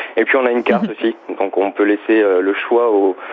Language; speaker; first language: French; native; French